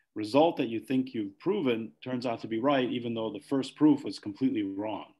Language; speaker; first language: English; native; English